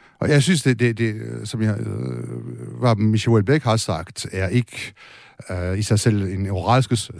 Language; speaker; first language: Danish; non-native, fluent; French